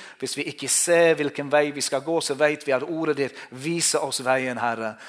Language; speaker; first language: Norwegian; non-native, fluent; English